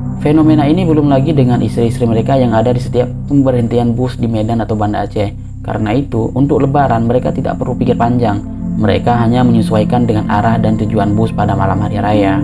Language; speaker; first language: Indonesian; non-native, local second language; Achinese